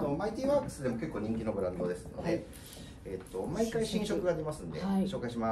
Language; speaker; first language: Japanese; native; Japanese